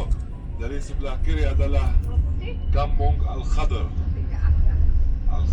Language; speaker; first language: Indonesian; non-native, fluent; Arabic